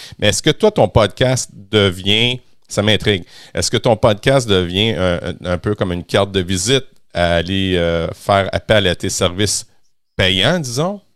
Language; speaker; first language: French; native; French